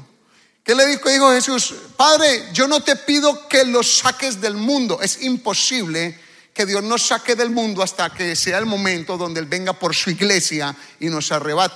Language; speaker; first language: Spanish; native; Spanish